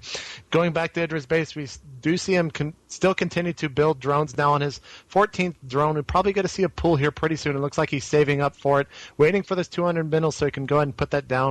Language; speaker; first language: English; native; English